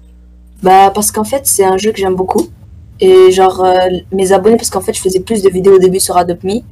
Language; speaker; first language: French; native; French